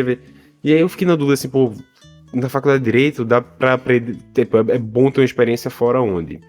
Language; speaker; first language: Portuguese; native; Portuguese